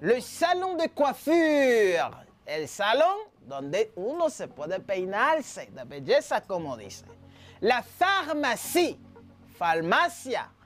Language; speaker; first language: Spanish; non-native, fluent; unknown